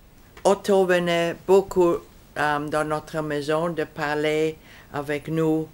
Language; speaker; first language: French; non-native, fluent; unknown